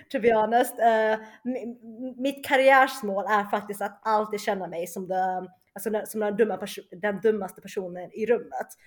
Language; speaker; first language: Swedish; early bilingual, other home language; Chinese